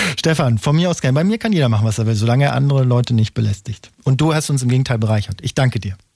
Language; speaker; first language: German; native; German